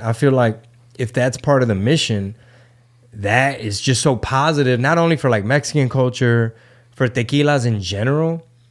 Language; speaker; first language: English; early bilingual, other home language; Spanish